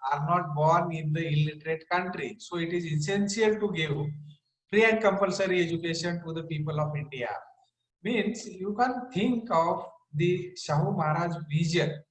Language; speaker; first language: English; non-native, local second language; Marathi